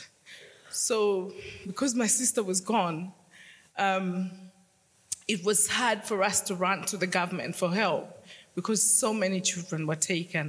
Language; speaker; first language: English; non-native, local second language; Acoli